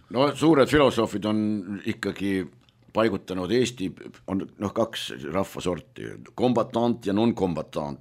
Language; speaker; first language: Estonian; native; Estonian